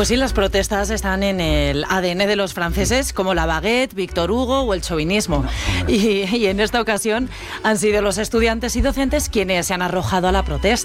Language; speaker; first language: Spanish; native; Spanish